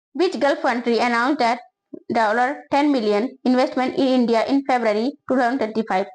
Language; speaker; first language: English; non-native, local second language; Hindi